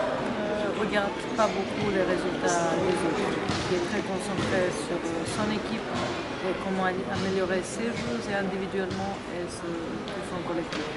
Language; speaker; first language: French; non-native, fluent; Serbian